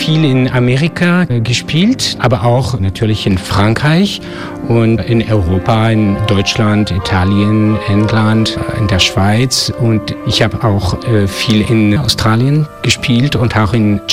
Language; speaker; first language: German; non-native, fluent; French